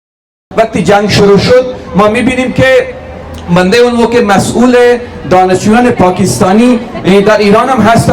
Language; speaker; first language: Persian; non-native, fluent; Urdu